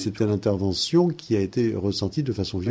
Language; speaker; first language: French; native; French